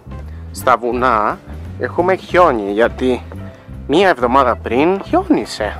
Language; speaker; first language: Greek; non-native, learner; Spanish